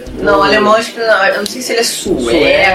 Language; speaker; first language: Portuguese; native; Portuguese